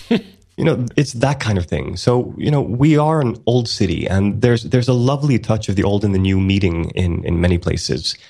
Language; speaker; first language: English; early bilingual, other home language; Swedish